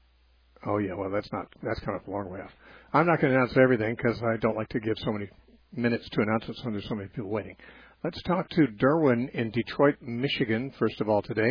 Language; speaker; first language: English; native; English